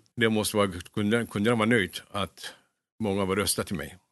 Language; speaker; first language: Swedish; non-native, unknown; Turkish